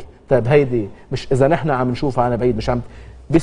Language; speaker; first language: Arabic; native; Arabic